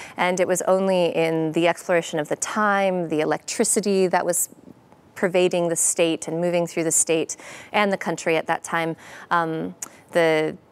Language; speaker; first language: English; native; English